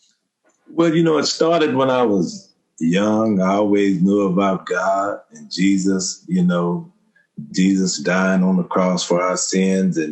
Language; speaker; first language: English; native; English